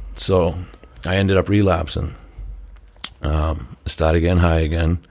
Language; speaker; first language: English; native; English